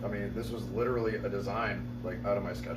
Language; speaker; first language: English; native; English